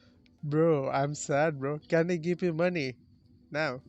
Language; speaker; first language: English; non-native, learner; Bangla